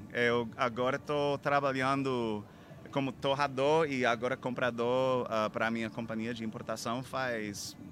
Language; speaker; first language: Portuguese; non-native, fluent; English